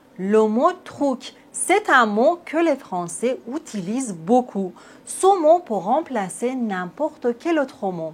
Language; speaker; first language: French; native; French